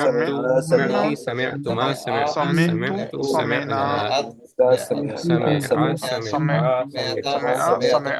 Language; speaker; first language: Arabic; non-native, learner; Urdu